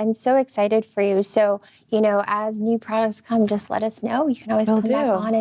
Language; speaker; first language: English; native; English